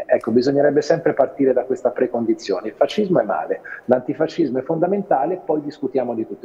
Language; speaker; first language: Italian; native; Italian